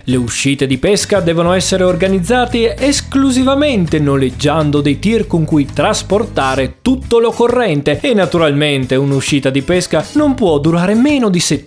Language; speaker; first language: Italian; native; Italian